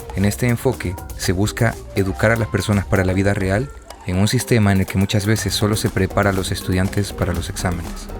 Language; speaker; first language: Spanish; native; Spanish